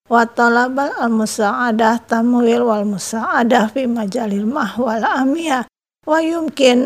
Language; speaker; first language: Arabic; non-native, learner; Indonesian